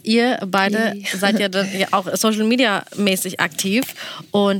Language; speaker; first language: German; native; German